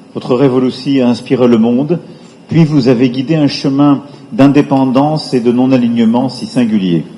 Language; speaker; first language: French; native; French